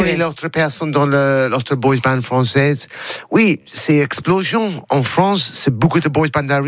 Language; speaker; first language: French; non-native, learner; English